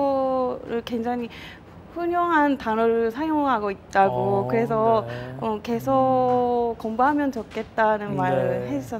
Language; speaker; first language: Korean; non-native, fluent; Japanese